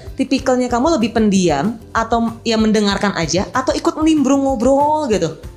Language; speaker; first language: Indonesian; native; Indonesian